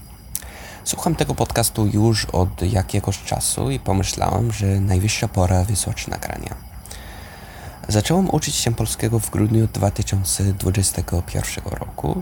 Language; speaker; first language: Polish; non-native, fluent; English